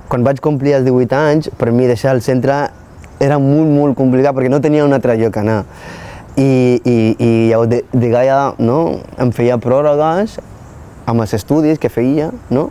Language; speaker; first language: Catalan; non-native, fluent; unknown